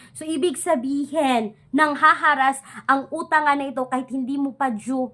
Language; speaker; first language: Filipino; non-native, local second language; Cebuano